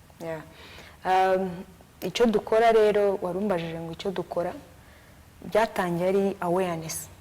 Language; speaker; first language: Kinyarwanda; early bilingual, heritage; Kinyarwanda